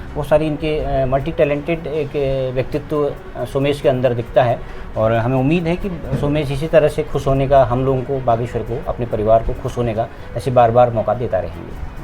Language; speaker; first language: Hindi; native; Hindi